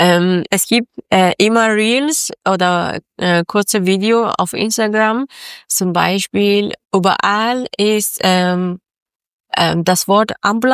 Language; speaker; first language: German; non-native, learner; Persian